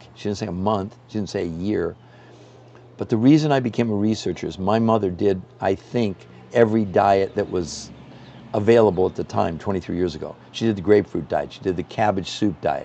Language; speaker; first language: English; native; English